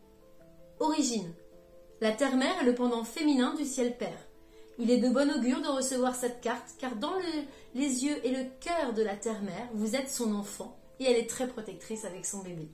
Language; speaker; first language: French; native; French